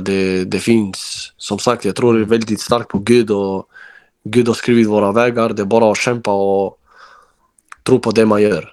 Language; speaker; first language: Swedish; early bilingual, other home language; Albanian